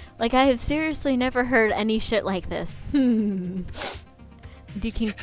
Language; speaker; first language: English; native; English